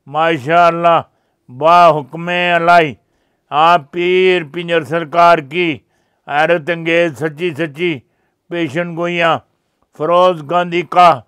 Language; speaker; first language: Urdu; non-native, local second language; Punjabi